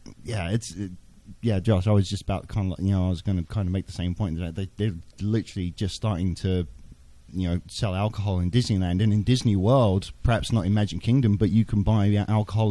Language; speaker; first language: English; native; English